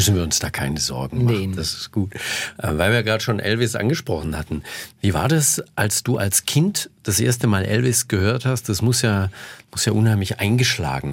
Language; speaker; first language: German; native; German